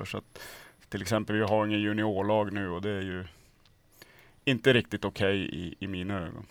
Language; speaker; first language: Swedish; native; Swedish